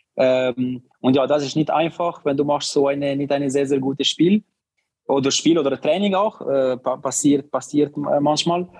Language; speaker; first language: German; non-native, learner; Albanian